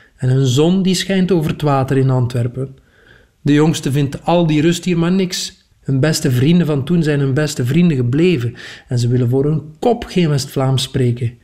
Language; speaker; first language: Dutch; native; Dutch